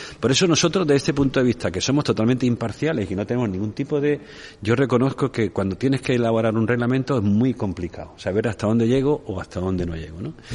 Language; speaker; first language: Spanish; native; Spanish